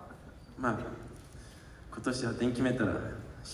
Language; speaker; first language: Japanese; non-native, learner; Portuguese